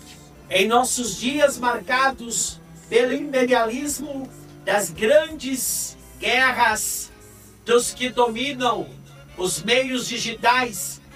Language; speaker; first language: Portuguese; native; Portuguese